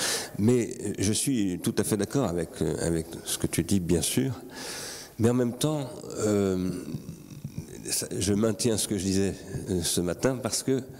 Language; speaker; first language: French; native; French